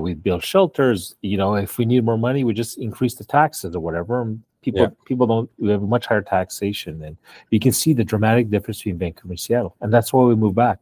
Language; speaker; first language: English; native; English